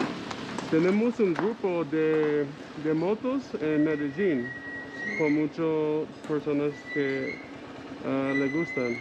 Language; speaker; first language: Spanish; non-native, learner; English